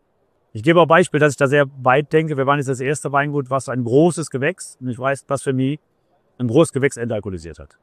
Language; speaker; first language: German; native; German